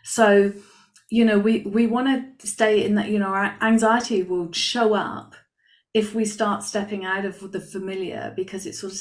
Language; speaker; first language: English; native; English